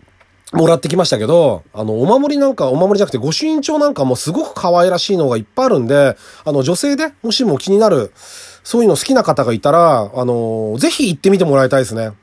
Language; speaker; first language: Japanese; native; Japanese